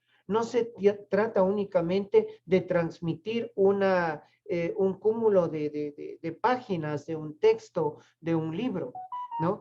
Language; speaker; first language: Spanish; native; Spanish